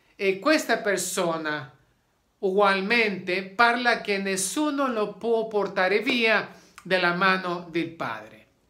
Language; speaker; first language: Italian; non-native, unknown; Spanish